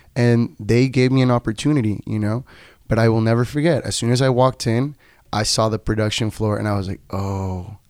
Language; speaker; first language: English; non-native, fluent; Spanish